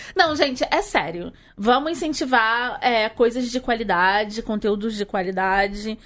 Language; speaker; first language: Portuguese; native; Portuguese